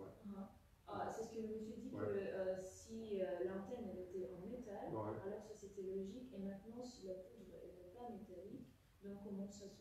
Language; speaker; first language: French; non-native, fluent; Russian